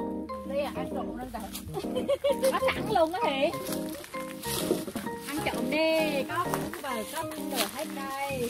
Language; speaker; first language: Korean; non-native, learner; Vietnamese